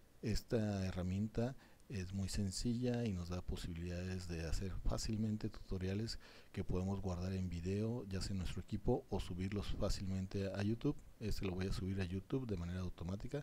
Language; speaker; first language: Spanish; native; Spanish